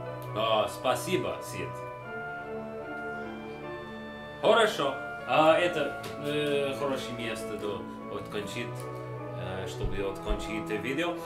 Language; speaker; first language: Russian; non-native, learner; English